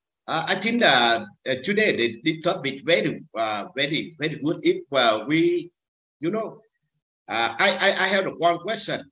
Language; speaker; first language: English; non-native, learner; Vietnamese